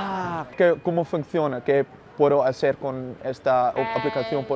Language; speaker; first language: Spanish; non-native, fluent; Dutch